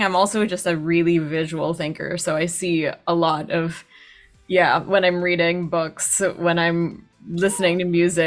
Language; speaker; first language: English; non-native, local second language; Filipino